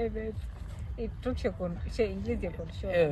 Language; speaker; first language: Turkish; non-native, fluent; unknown